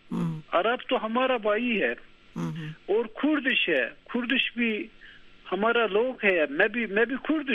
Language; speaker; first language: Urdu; non-native, learner; Turkish